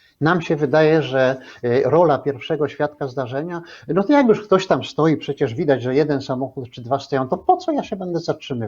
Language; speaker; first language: Polish; native; Polish